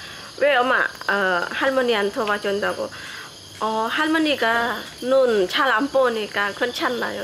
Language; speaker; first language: Korean; non-native, learner; Khmer